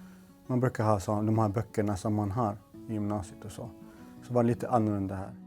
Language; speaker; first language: Swedish; non-native, local second language; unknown